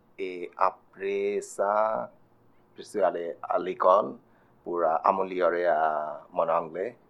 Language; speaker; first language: French; non-native, learner; Bangla